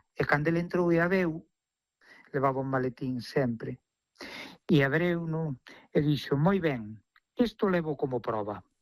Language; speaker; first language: Galician; native; Galician